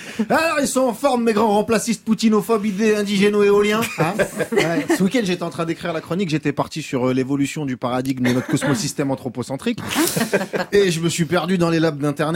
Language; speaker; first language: French; native; French